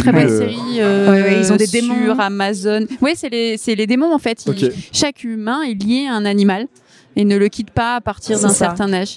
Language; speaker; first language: French; native; French